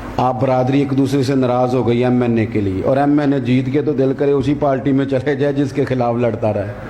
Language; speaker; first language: Urdu; non-native, local second language; Punjabi